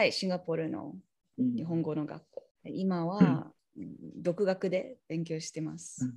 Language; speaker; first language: Japanese; non-native, learner; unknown